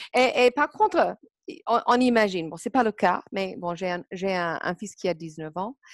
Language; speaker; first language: French; non-native, fluent; English